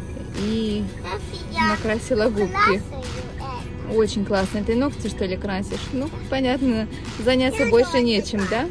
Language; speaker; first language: Russian; native; Russian